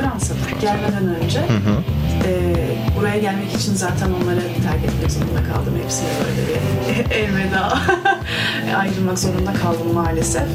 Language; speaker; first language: Turkish; early bilingual, heritage; Turkish